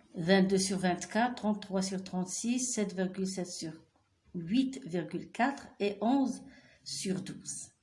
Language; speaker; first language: French; non-native, local second language; Arabic